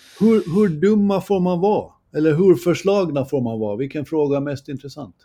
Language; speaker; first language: Swedish; native; Swedish